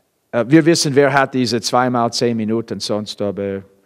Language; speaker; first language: German; non-native, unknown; English